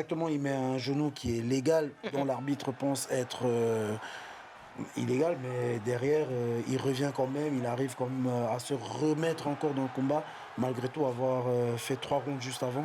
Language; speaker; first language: French; native; French